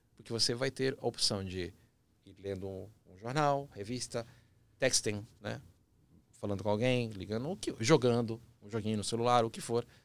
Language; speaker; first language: Portuguese; early bilingual, other home language; Spanish